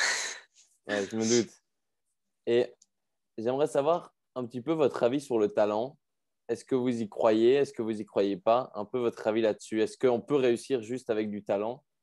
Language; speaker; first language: French; native; French